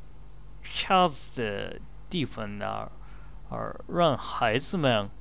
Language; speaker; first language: Chinese; non-native, learner; Japanese